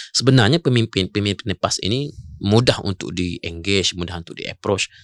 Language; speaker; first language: Malay; native; Malay